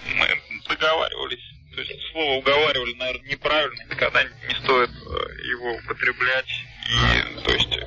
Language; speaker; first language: Russian; native; Russian